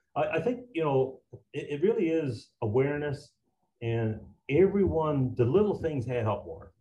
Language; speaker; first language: English; native; English